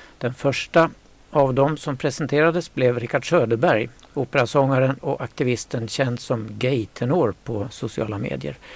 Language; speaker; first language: Swedish; native; Swedish